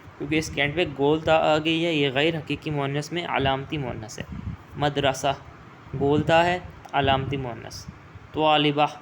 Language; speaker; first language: Urdu; native; Urdu